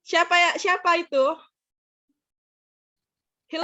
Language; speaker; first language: Indonesian; native; Indonesian